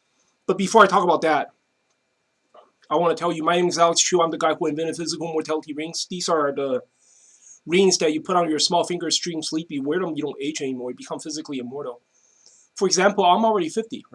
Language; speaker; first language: English; non-native, fluent; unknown